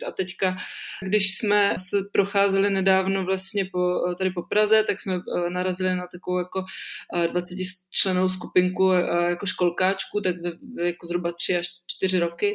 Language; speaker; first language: Czech; native; Czech